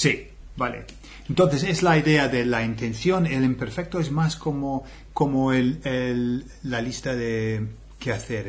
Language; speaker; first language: Spanish; non-native, fluent; English